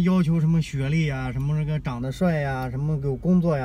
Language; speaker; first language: Chinese; native; Chinese